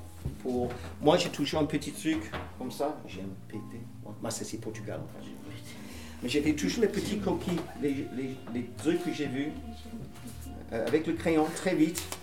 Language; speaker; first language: French; non-native, fluent; English